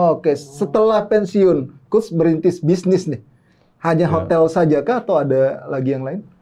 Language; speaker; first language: Indonesian; native; Indonesian